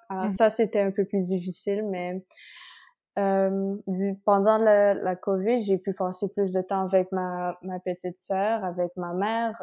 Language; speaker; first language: French; non-native, local second language; Spanish